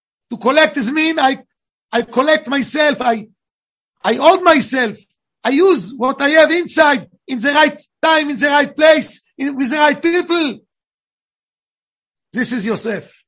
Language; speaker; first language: English; non-native, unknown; Hebrew